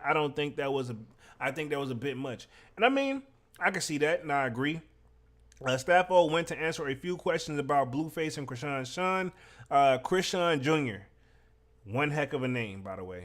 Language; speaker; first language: English; native; English